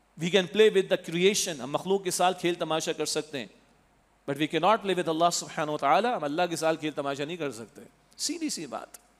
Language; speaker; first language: Urdu; native; Urdu